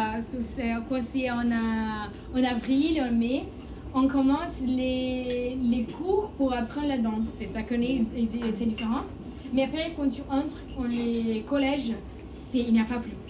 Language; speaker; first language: French; non-native, learner; Portuguese